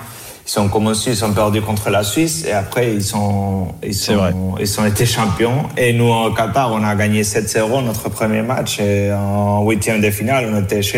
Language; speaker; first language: French; non-native, fluent; Spanish